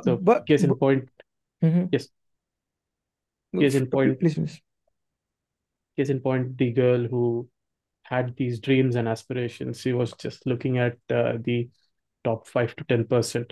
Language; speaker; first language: English; non-native, local second language; Kannada